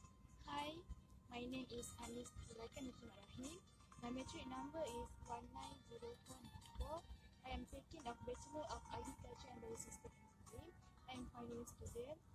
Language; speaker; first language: English; non-native, learner; Malay